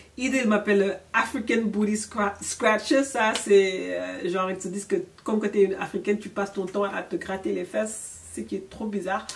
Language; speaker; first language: French; non-native, local second language; Wolof